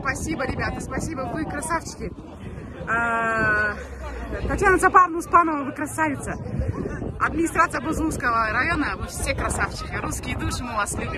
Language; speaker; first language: Russian; non-native, local second language; Kyrgyz